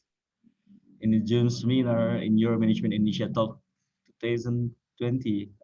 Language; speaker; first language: English; non-native, learner; Indonesian